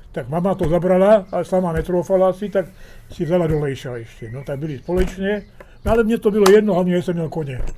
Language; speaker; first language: Czech; early bilingual, heritage; Czech